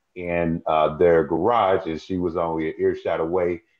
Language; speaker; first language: English; native; English